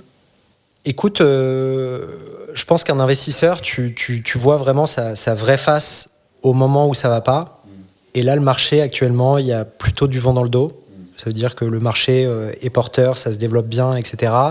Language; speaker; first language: French; native; French